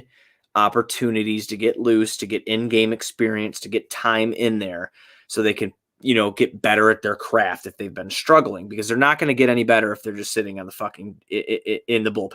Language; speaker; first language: English; native; English